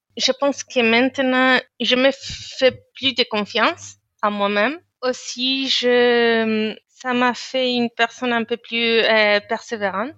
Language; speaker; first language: French; non-native, fluent; Spanish